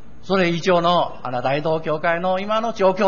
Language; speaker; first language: Japanese; non-native, learner; Min Nan Chinese